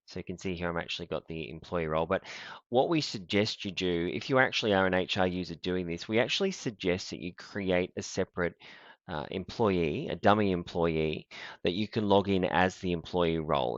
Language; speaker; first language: English; native; English